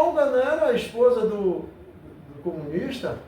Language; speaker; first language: Portuguese; native; Portuguese